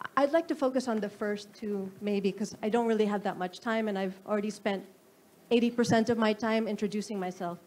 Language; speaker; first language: English; non-native, local second language; Filipino